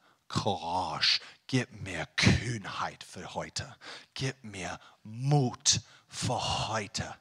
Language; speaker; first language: German; non-native, learner; English